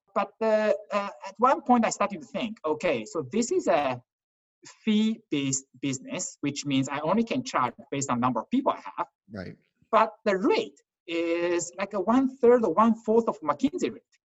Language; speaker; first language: English; non-native, fluent; Chinese